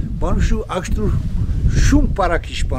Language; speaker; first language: Albanian; early bilingual, heritage; Albanian